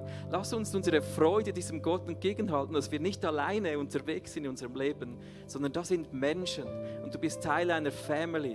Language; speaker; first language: German; native; German